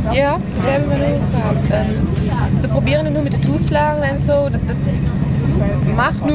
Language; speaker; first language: Dutch; non-native, learner; German